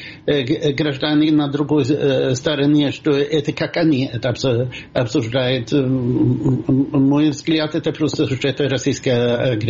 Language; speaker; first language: Russian; non-native, fluent; Swedish